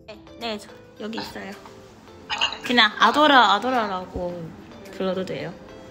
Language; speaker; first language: Korean; non-native, learner; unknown